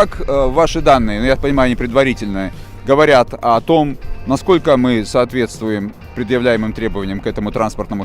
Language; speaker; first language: Russian; native; Russian